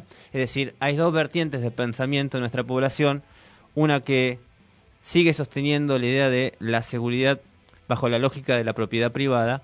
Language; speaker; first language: Spanish; native; Spanish